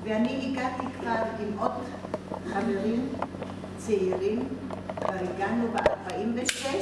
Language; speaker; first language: Hebrew; non-native, fluent; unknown